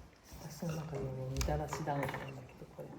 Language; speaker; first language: Japanese; native; Japanese